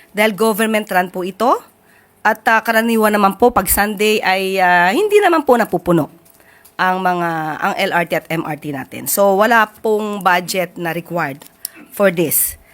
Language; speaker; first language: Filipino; native; Filipino